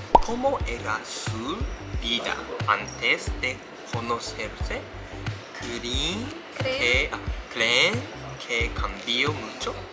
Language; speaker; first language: Spanish; non-native, learner; Japanese